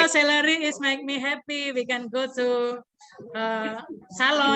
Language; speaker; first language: English; non-native, learner; Indonesian